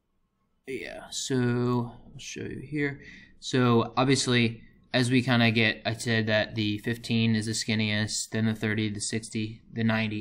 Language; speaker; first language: English; native; English